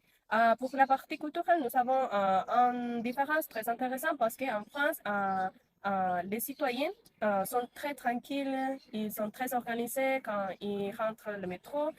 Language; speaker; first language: French; non-native, learner; Spanish